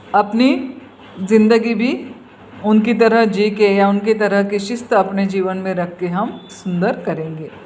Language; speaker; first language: Hindi; non-native, local second language; Marathi